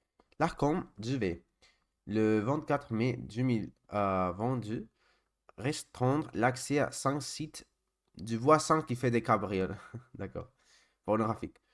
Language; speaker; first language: French; non-native, learner; Spanish